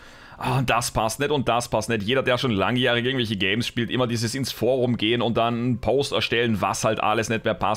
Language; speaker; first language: German; native; German